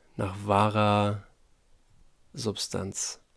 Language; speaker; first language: German; native; German